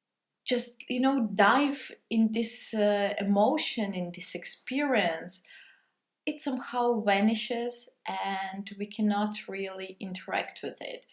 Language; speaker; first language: English; non-native, fluent; Russian